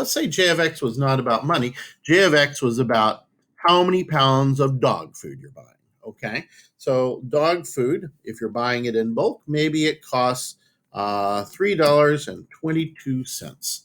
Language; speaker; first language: English; native; English